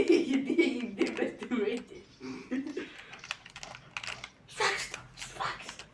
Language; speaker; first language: Greek; native; Greek